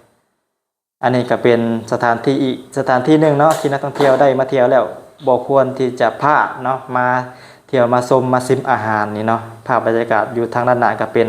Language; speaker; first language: Thai; non-native, local second language; Northeastern Thai